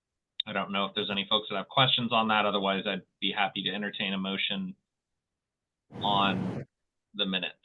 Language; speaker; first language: English; native; English